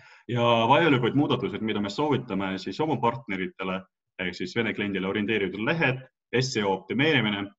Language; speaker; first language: Estonian; non-native, local second language; Russian